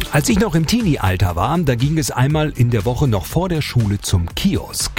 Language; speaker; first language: German; native; German